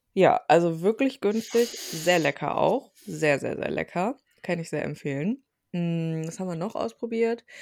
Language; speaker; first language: German; early bilingual, other home language; Turkish